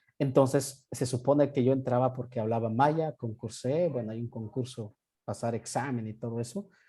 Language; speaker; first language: Spanish; non-native, local second language; Yucateco